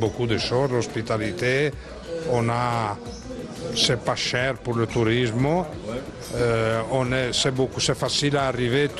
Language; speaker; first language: French; non-native, learner; Italian